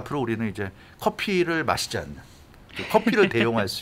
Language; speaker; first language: Korean; native; Korean